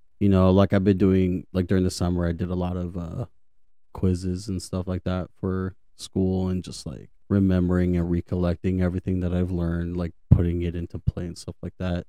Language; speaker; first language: English; native; English